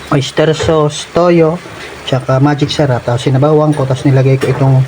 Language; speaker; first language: Filipino; native; Filipino